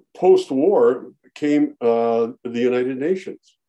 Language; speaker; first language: English; native; English